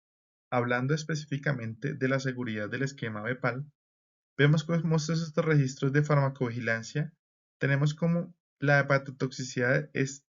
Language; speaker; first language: Spanish; native; Spanish